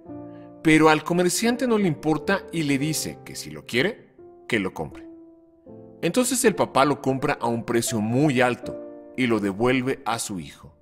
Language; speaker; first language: Spanish; native; Spanish